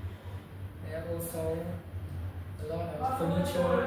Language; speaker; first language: English; non-native, learner; Vietnamese